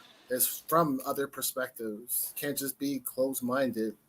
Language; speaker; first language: English; native; English